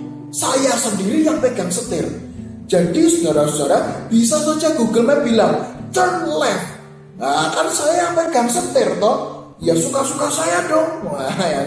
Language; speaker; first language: Indonesian; native; Indonesian